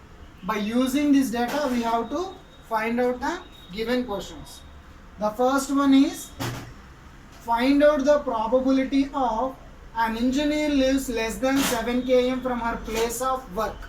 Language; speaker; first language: English; non-native, local second language; Telugu